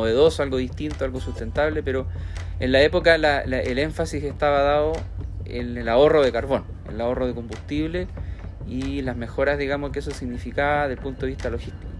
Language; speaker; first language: Spanish; native; Spanish